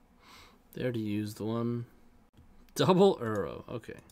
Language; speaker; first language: English; native; English